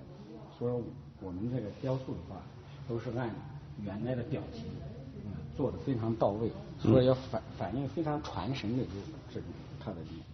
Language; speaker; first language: Chinese; native; Chinese